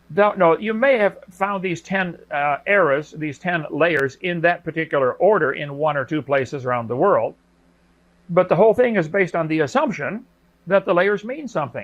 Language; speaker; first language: English; native; English